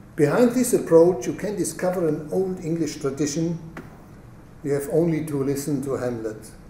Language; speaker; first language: English; non-native, fluent; German